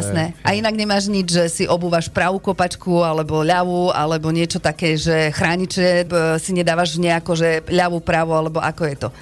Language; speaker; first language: Slovak; native; Slovak